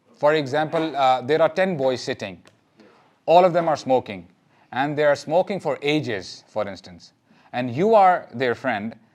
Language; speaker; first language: English; non-native, local second language; Urdu